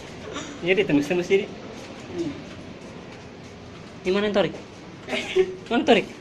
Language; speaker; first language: Indonesian; native; Indonesian